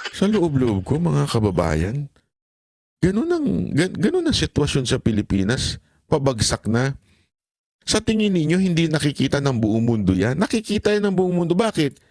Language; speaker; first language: Filipino; native; Filipino